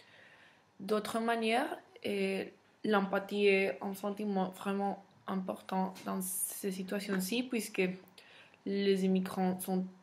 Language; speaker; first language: French; non-native, fluent; Spanish